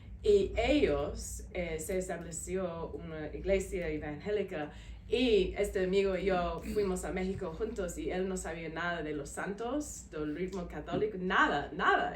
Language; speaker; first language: Spanish; non-native, fluent; English